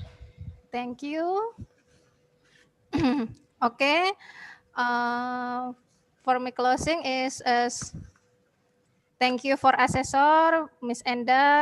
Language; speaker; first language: English; non-native, learner; Indonesian